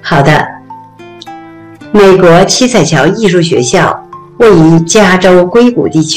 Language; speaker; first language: Chinese; native; Chinese